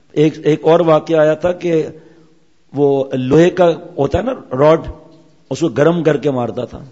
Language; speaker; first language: Urdu; non-native, local second language; Memoni